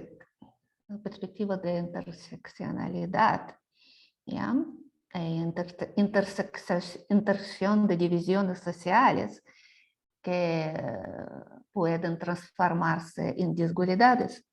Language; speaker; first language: Spanish; non-native, fluent; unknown